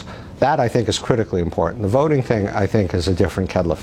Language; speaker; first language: English; native; English